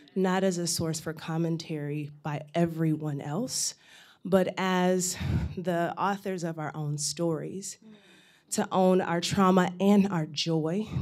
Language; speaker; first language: English; native; English